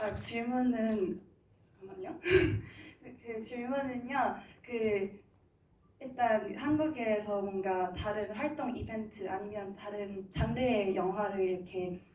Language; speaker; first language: Korean; non-native, fluent; Cantonese